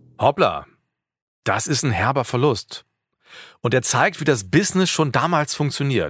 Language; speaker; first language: German; native; German